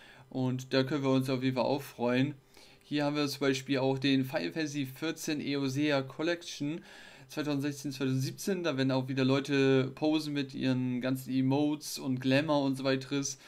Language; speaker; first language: German; native; German